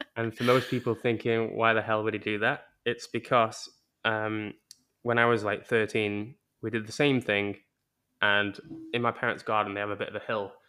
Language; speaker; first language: English; native; English